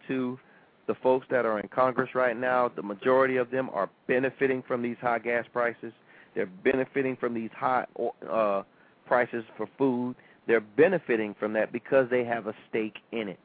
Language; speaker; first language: English; native; English